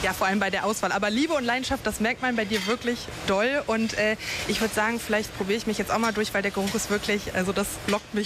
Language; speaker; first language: German; native; German